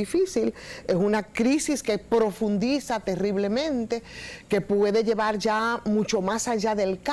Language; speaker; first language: Spanish; native; Spanish